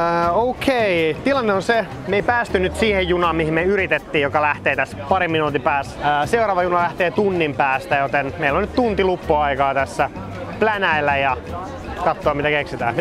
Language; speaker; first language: Finnish; native; Finnish